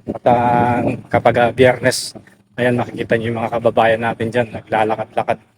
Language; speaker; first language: Filipino; non-native, local second language; Pampanga